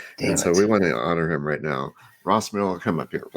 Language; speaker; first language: English; native; English